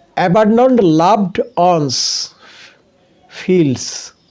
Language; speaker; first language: English; non-native, local second language; Bangla